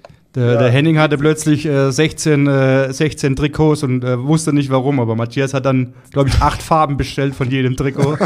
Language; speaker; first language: German; native; German